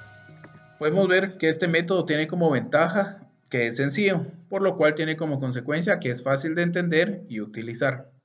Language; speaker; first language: Spanish; native; Spanish